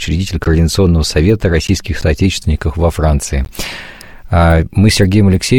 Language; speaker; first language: Russian; native; Russian